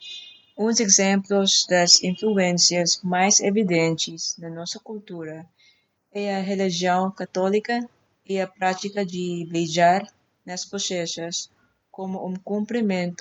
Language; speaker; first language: Portuguese; non-native, fluent; Filipino